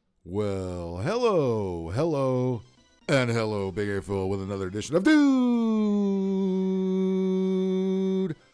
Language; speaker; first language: English; native; English